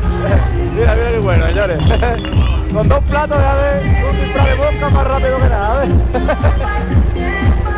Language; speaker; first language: Spanish; native; Spanish